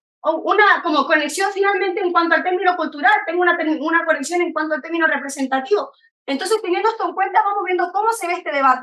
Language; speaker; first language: Spanish; native; Spanish